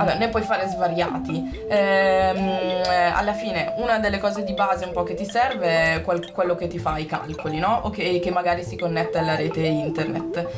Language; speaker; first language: Italian; native; Italian